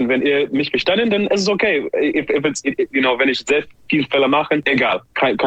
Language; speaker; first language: German; non-native, learner; English